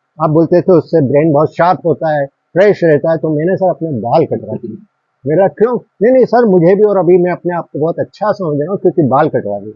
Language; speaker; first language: Hindi; native; Hindi